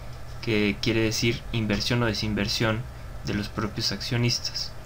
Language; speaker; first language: Spanish; native; Spanish